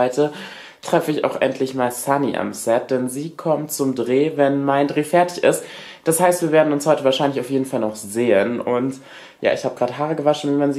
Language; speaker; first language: German; native; German